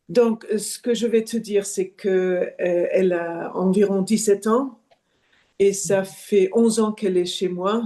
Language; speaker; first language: French; non-native, fluent; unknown